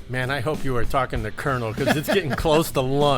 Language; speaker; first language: English; native; English